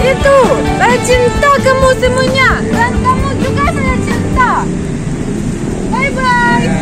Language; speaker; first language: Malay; non-native, learner; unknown